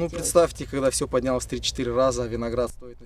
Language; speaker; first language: Russian; non-native, local second language; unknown